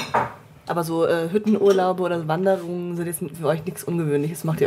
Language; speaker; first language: German; native; German